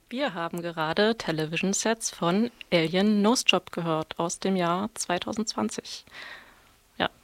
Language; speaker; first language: German; native; German